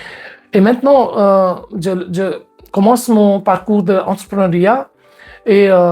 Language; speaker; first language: French; non-native, fluent; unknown